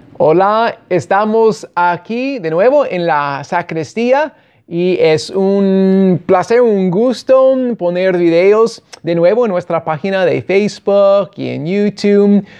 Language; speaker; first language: Spanish; non-native, fluent; English